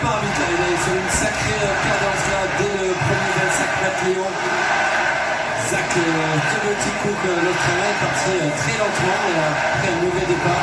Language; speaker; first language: French; native; French